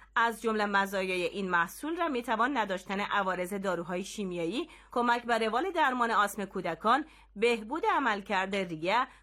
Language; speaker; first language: Persian; native; Persian